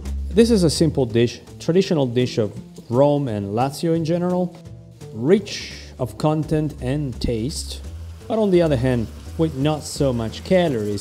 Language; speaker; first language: English; non-native, fluent; Italian